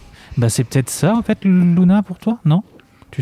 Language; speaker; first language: French; native; French